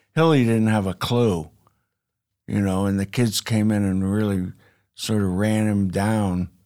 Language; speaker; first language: English; native; English